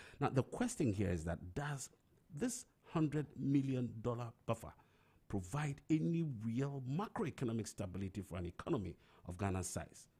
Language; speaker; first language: English; non-native, local second language; Akan